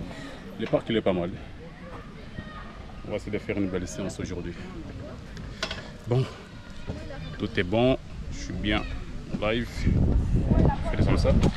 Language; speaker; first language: French; native; French